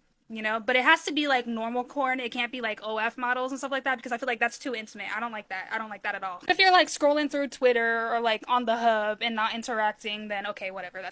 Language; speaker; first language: English; native; English